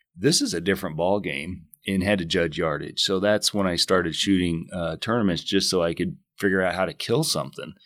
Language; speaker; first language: English; native; English